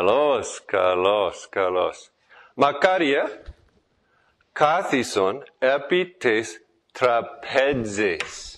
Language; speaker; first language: Greek; non-native, fluent; English